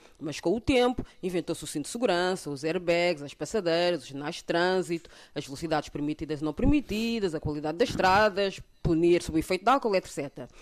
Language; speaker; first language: Portuguese; early bilingual, other home language; Kabuverdianu